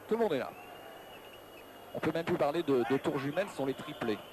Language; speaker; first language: French; native; French